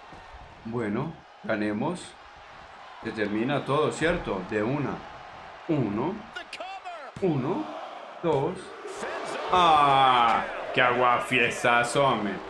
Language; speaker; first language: Spanish; native; Spanish